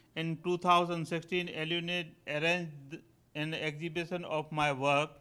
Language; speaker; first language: English; non-native, local second language; Kachhi